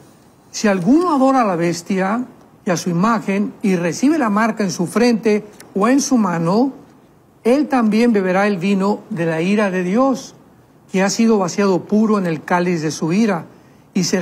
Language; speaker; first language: Spanish; native; Spanish